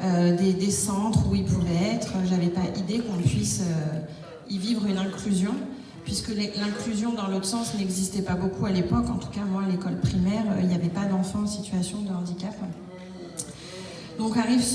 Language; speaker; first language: French; native; French